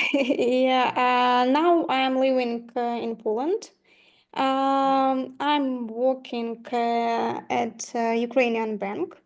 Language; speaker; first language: English; non-native, learner; Ukrainian